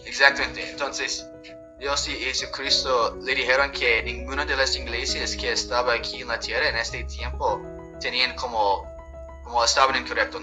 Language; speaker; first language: Spanish; non-native, fluent; English